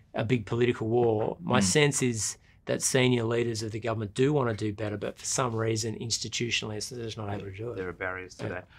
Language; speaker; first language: English; native; English